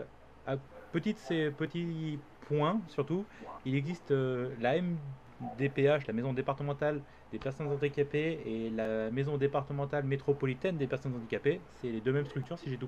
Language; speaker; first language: French; native; French